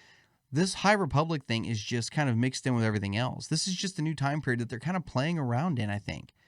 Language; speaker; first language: English; native; English